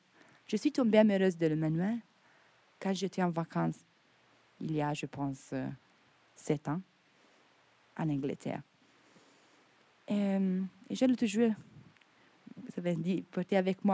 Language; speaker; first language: French; non-native, fluent; Italian